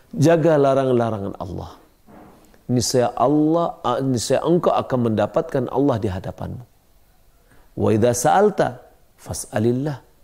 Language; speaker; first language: Malay; non-native, local second language; Minangkabau